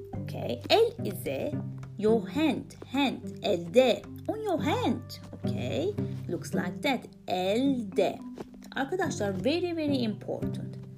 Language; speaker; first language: English; non-native, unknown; Turkish